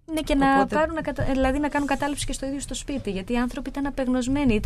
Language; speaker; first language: Greek; early bilingual, other home language; Albanian